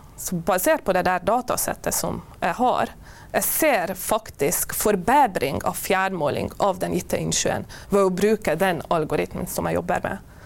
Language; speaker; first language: Norwegian; non-native, fluent; Hungarian